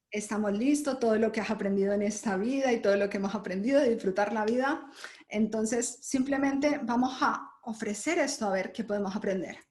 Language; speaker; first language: Spanish; native; Spanish